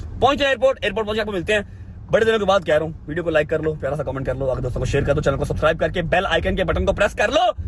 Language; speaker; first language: Urdu; non-native, local second language; Punjabi